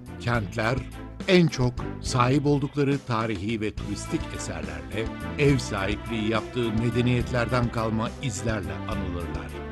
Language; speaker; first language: Turkish; native; Turkish